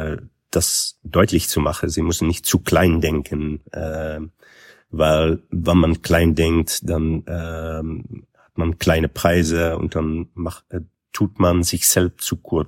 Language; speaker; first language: German; non-native, fluent; Dutch